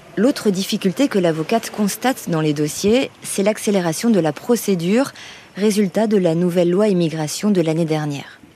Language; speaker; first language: French; native; French